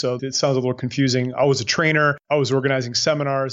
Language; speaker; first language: English; native; English